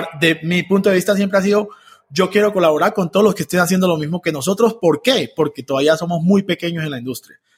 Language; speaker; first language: Spanish; native; Spanish